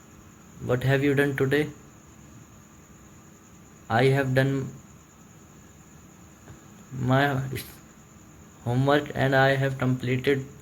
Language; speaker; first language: English; non-native, learner; Hindi